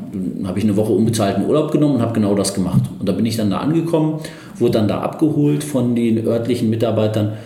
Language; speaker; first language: German; early bilingual, other home language; Turkish